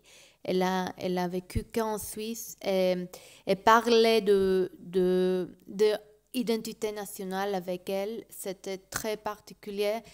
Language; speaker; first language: French; non-native, learner; Spanish